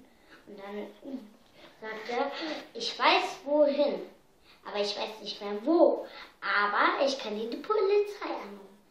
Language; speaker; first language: German; early bilingual, heritage; German